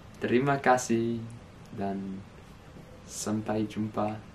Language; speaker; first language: Indonesian; early bilingual, heritage; English